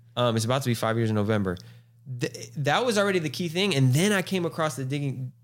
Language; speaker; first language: English; native; English